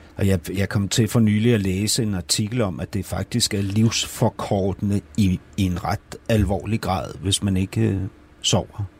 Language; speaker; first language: Danish; native; Danish